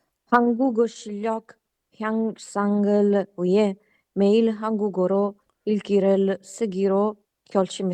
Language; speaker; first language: Korean; non-native, learner; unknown